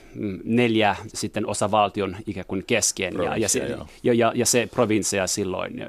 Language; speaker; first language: Finnish; non-native, fluent; French